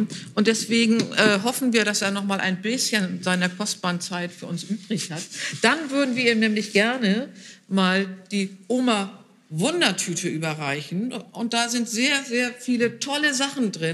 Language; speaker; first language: German; native; German